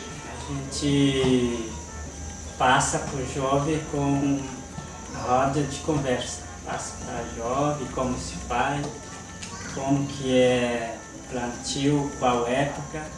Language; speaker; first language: Portuguese; non-native, local second language; Guarani